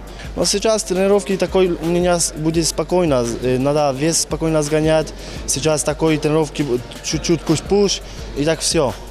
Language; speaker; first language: Russian; non-native, learner; Polish